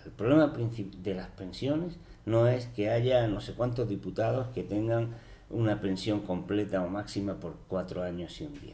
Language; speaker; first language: Spanish; native; Spanish